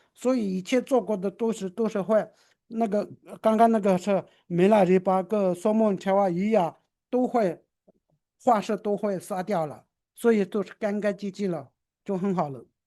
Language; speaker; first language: Chinese; non-native, local second language; Tibetan